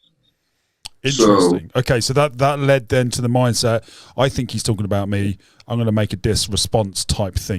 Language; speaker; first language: English; native; English